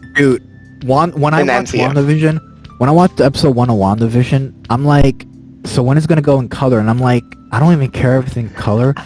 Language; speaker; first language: English; native; English